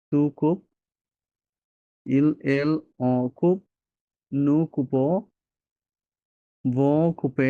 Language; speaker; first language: French; non-native, learner; Bangla